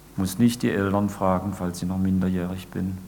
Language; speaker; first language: German; native; German